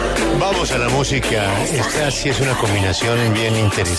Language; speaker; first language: Spanish; native; Spanish